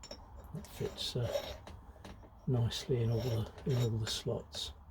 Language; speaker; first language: English; native; English